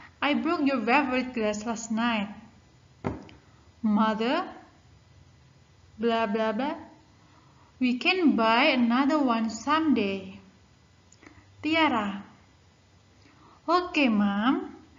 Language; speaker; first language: English; non-native, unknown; Indonesian